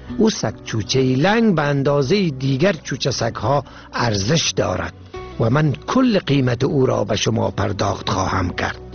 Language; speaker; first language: Persian; native; Persian